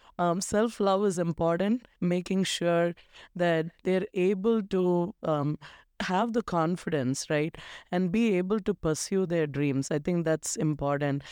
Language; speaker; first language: English; non-native, local second language; Malayalam